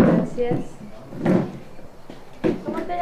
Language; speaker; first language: Spanish; native; Spanish